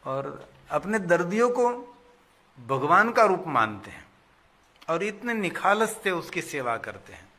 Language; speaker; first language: Hindi; non-native, local second language; Gujarati